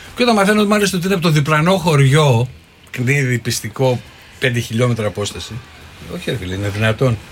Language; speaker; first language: Greek; native; Greek